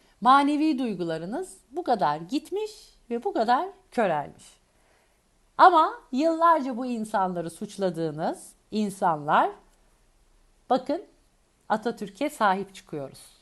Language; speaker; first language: Turkish; native; Turkish